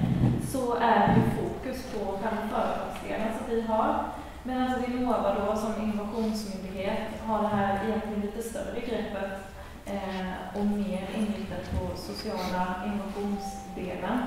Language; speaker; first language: Swedish; native; Swedish